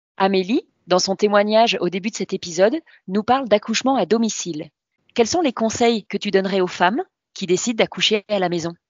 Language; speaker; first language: French; native; French